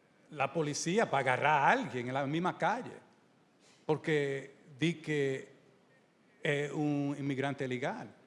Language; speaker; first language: Spanish; early bilingual, heritage; Spanish